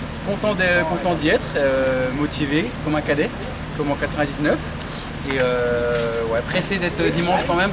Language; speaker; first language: French; native; French